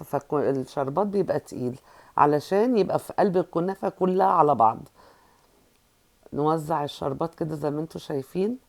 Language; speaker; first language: Arabic; native; Arabic